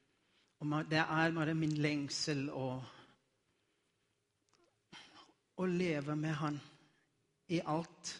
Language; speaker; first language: Norwegian; non-native, learner; Afrikaans